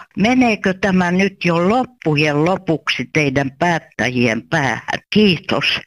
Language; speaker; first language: Finnish; native; Finnish